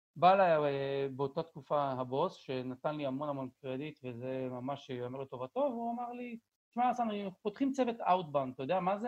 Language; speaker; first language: Hebrew; native; Hebrew